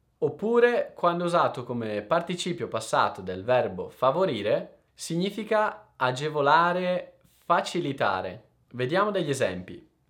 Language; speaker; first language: Italian; native; Italian